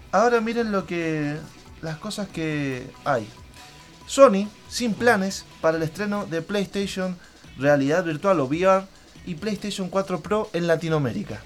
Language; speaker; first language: Spanish; native; Spanish